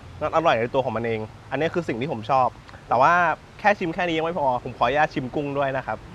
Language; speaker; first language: Thai; native; Thai